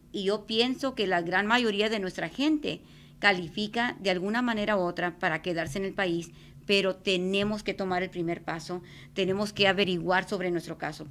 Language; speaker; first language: Spanish; native; Spanish